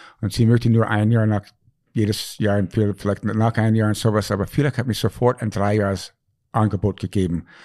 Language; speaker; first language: German; non-native, fluent; English